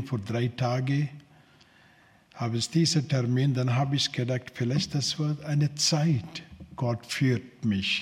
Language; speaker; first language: German; non-native, learner; Telugu